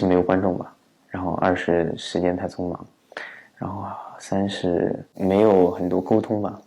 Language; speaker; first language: Chinese; native; Chinese